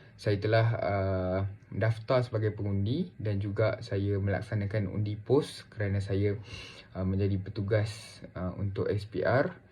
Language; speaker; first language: Malay; native; Malay